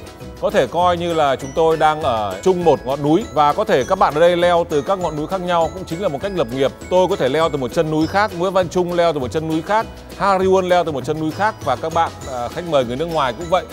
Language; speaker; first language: Vietnamese; native; Vietnamese